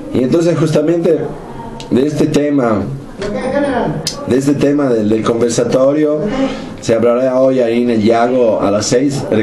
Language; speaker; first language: Spanish; non-native, fluent; Italian